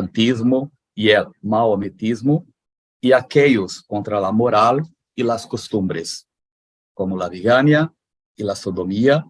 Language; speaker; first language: Spanish; non-native, fluent; Portuguese